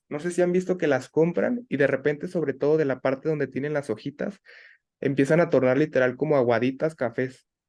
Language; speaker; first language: Spanish; native; Spanish